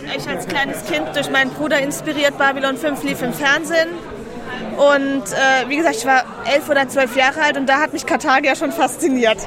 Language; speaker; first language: German; non-native, fluent; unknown